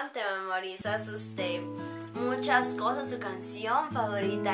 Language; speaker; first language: Spanish; early bilingual, heritage; Spanish